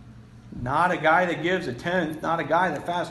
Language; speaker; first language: English; native; English